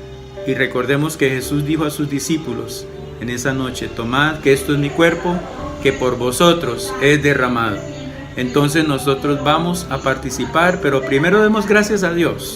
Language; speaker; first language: Spanish; native; Spanish